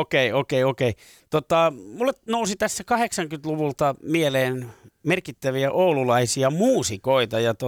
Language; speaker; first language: Finnish; native; Finnish